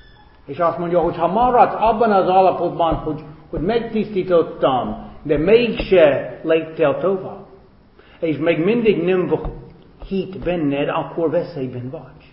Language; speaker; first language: Hungarian; non-native, fluent; English